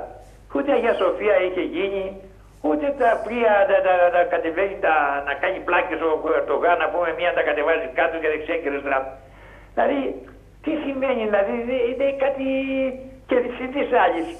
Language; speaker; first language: Greek; native; Greek